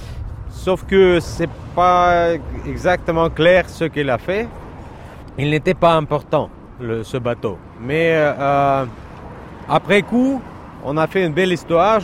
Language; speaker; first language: French; non-native, fluent; Russian